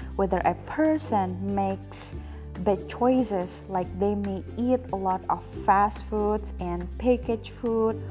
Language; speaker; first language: English; non-native, fluent; Indonesian